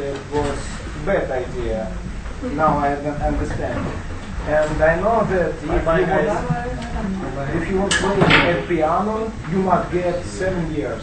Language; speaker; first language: English; non-native, learner; Russian